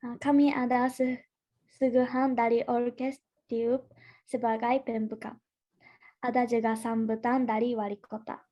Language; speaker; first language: Indonesian; non-native, learner; Japanese